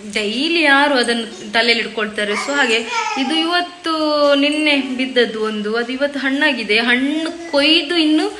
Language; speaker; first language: Kannada; non-native, local second language; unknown